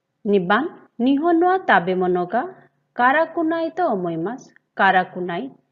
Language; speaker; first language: Japanese; non-native, fluent; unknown